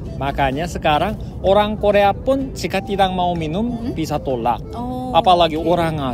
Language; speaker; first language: Indonesian; non-native, fluent; Korean